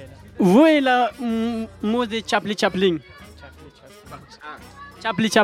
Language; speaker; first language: French; non-native, learner; Pashto